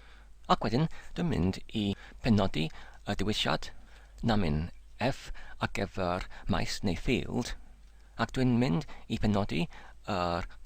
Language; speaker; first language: Welsh; non-native, learner; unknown